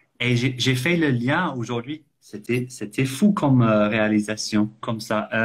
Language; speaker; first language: French; non-native, fluent; English